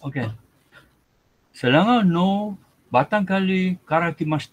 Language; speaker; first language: Japanese; non-native, learner; Malay